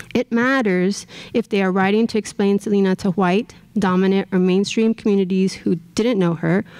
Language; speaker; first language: English; native; English